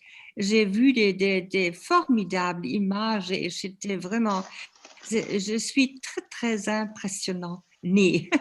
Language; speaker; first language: French; non-native, learner; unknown